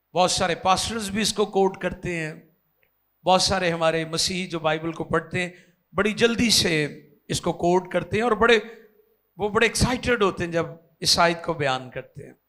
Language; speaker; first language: Urdu; non-native, local second language; Punjabi